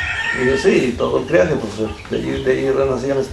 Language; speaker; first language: Spanish; native; Spanish